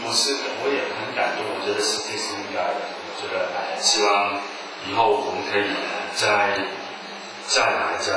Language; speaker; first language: Chinese; early bilingual, heritage; Chinese